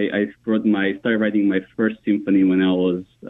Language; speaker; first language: English; non-native, fluent; Armenian